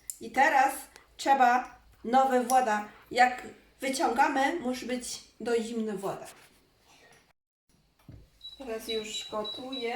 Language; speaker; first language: Polish; non-native, learner; Chinese